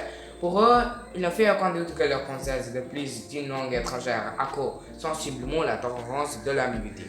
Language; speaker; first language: French; non-native, learner; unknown